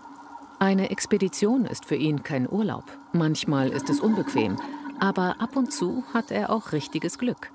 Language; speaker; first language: German; native; German